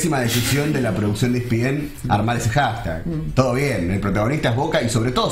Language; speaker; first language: Spanish; native; Spanish